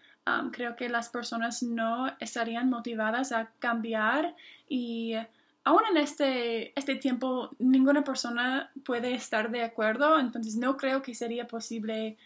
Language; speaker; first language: Spanish; non-native, fluent; English